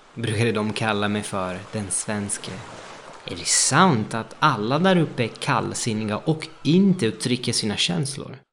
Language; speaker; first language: Swedish; non-native, fluent; Italian